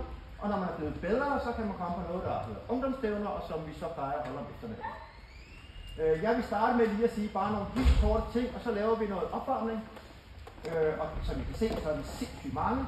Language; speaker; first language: Danish; native; Danish